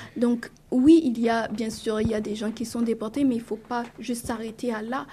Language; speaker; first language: French; non-native, local second language; Mossi